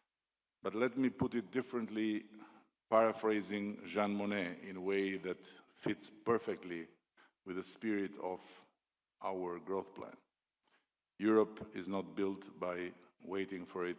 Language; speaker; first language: English; non-native, local second language; Albanian